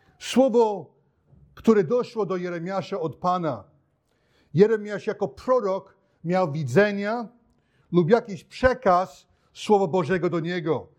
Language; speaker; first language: Polish; non-native, fluent; English